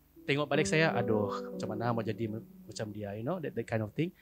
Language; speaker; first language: English; non-native, local second language; Malay